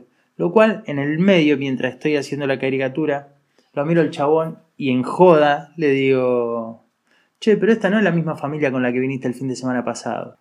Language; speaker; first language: Spanish; native; Spanish